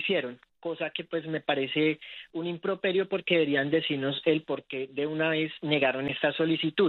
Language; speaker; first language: Spanish; native; Spanish